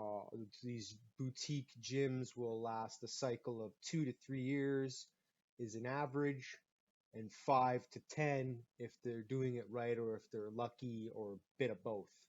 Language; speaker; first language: English; native; English